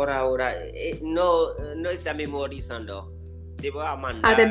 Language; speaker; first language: Spanish; non-native, learner; Haitian Creole